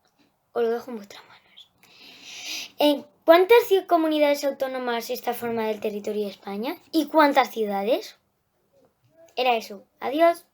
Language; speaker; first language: Spanish; native; Spanish